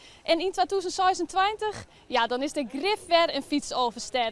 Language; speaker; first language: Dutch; non-native, local second language; Western Frisian